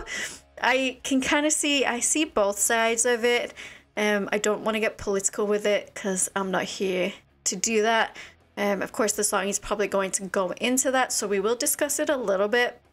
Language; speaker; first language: English; native; English